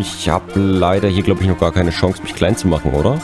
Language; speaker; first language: German; native; German